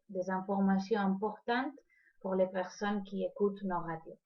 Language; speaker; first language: French; non-native, fluent; Spanish